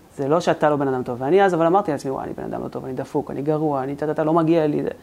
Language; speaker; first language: Hebrew; native; Hebrew